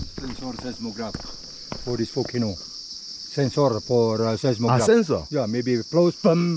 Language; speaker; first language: English; non-native, learner; Indonesian